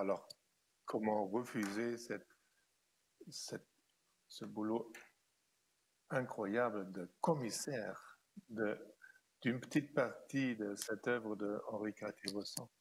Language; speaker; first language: French; non-native, fluent; German